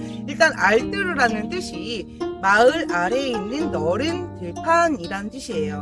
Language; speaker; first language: Korean; native; Korean